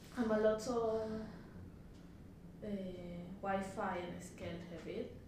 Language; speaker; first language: Welsh; non-native, learner; Spanish